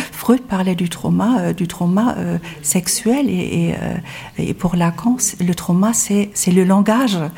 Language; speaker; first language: French; non-native, fluent; German